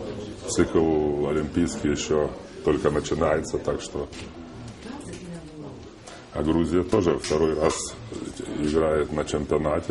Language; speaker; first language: Russian; non-native, fluent; Lithuanian